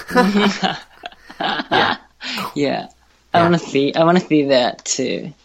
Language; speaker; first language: English; non-native, learner; Japanese